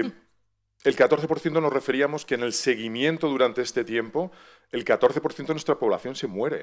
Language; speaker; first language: Spanish; native; Spanish